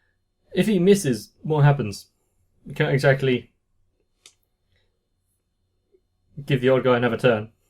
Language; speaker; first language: English; native; English